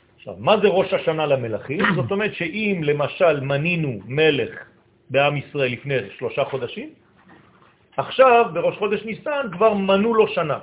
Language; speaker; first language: Hebrew; non-native, fluent; French